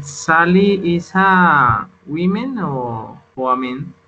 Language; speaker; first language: English; non-native, learner; Spanish